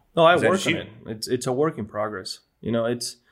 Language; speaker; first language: English; non-native, fluent; Spanish